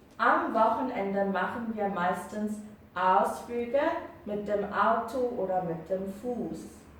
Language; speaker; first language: German; non-native, fluent; Korean